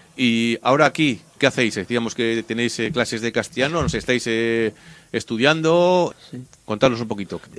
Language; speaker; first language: Spanish; native; Spanish